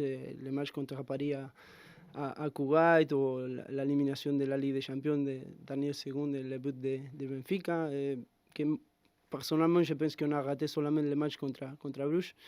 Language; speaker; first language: French; non-native, fluent; Spanish